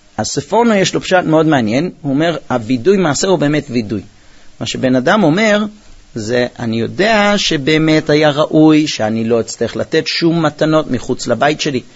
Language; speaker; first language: Hebrew; early bilingual, heritage; Hebrew